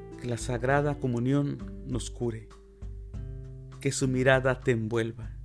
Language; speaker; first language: Spanish; native; Spanish